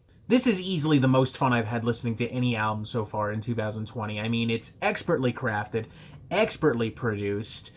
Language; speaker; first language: English; native; English